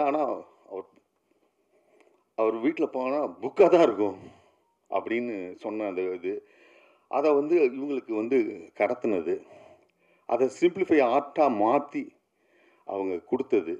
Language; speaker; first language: Tamil; native; Tamil